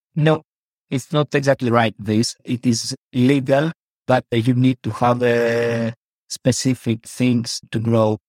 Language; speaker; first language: English; non-native, learner; Greek